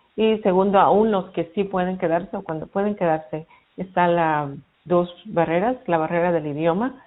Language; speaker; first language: Spanish; native; Spanish